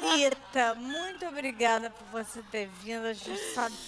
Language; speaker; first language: Portuguese; native; Portuguese